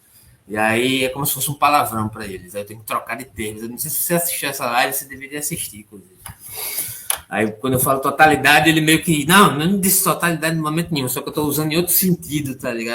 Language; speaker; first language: Portuguese; native; Portuguese